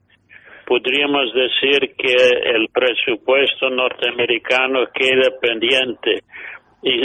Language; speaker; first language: Spanish; non-native, fluent; English